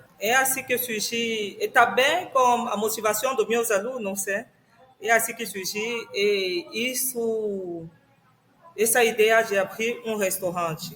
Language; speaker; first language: Portuguese; non-native, fluent; French